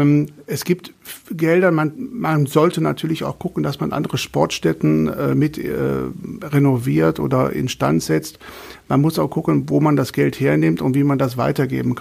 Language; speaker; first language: German; native; German